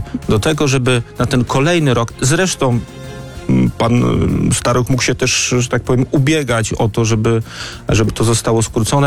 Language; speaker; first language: Polish; native; Polish